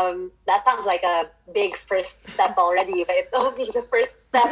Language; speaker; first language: English; non-native, local second language; Filipino